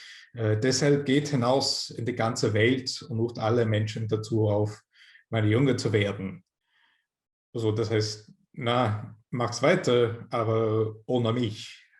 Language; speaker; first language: German; non-native, fluent; English